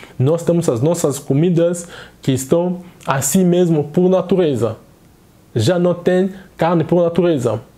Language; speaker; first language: Portuguese; non-native, fluent; Swahili